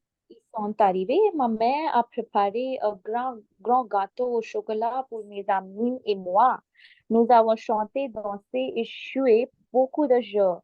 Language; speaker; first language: French; non-native, learner; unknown